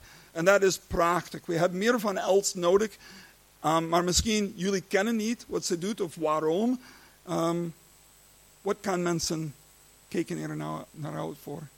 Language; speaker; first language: Dutch; non-native, learner; English